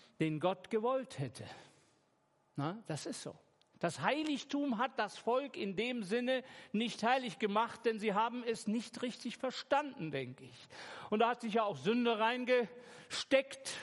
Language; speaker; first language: German; native; German